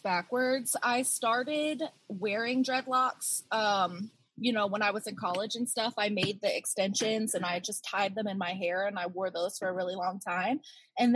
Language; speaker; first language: English; native; English